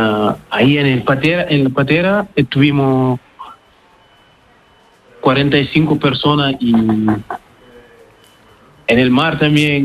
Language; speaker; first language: Spanish; non-native, learner; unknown